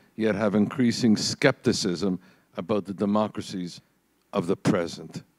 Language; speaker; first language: English; native; English